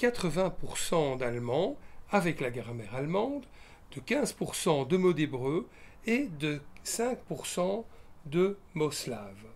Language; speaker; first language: French; native; French